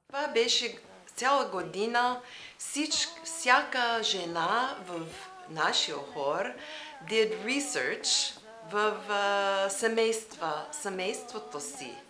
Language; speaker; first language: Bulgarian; non-native, learner; English